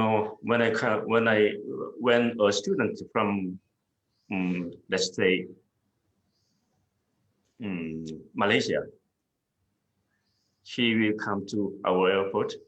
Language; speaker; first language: English; non-native, fluent; Korean